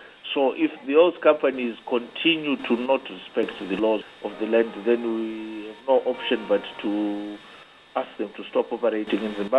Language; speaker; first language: English; non-native, local second language; Shona